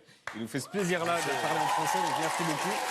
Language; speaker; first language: French; native; French